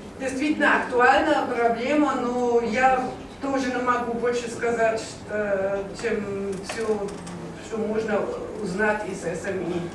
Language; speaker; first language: Russian; non-native, learner; German